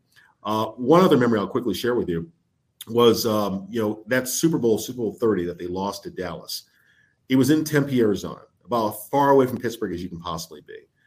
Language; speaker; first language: English; native; English